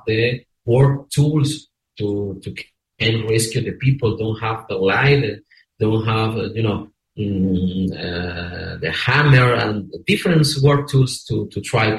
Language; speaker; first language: English; non-native, learner; Spanish